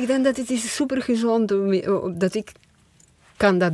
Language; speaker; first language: Dutch; non-native, fluent; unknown